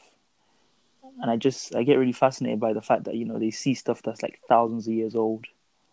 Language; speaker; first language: English; non-native, local second language; Yoruba